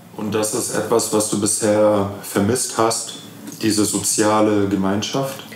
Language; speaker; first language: German; native; German